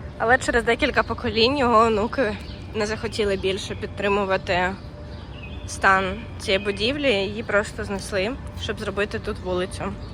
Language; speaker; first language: Ukrainian; native; Ukrainian